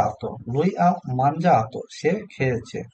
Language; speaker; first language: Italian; non-native, learner; Bangla